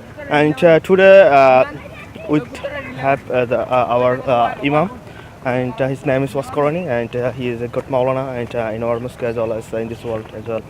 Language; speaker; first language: English; non-native, fluent; Bangla